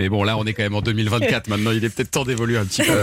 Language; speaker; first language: French; native; French